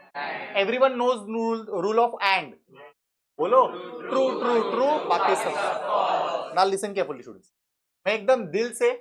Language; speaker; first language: Hindi; non-native, local second language; Marathi